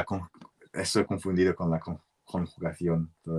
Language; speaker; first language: Spanish; non-native, learner; English